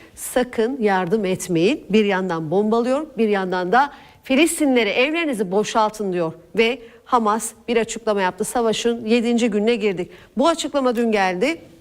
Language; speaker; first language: Turkish; native; Turkish